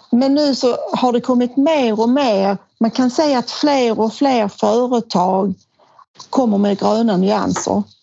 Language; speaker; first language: Swedish; native; Swedish